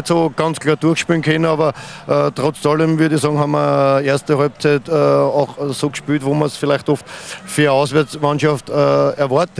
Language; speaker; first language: German; native; German